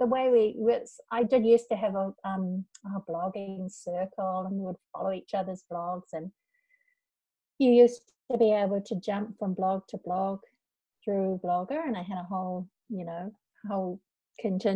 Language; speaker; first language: English; native; English